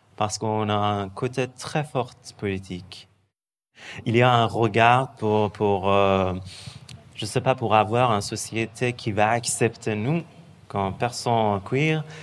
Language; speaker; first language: French; non-native, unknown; Persian